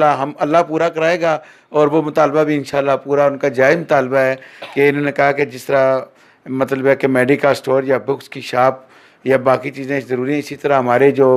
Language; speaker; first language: Urdu; non-native, local second language; Pahari-Potwari